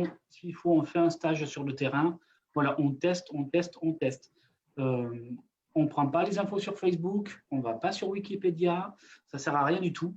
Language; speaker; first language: French; native; French